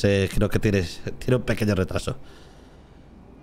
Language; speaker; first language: Spanish; native; Spanish